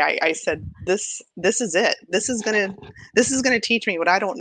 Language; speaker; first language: English; native; English